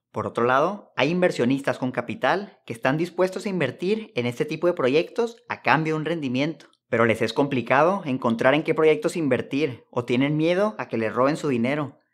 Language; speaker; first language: Spanish; native; Spanish